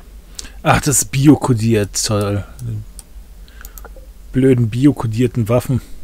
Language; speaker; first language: German; native; German